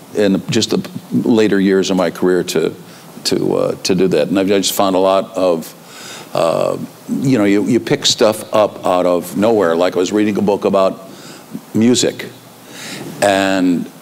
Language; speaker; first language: English; native; English